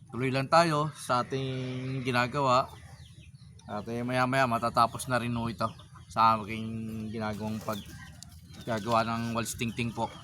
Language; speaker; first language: Filipino; non-native, local second language; Bikol